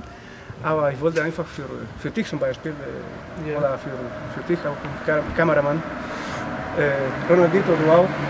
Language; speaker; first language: German; non-native, learner; Spanish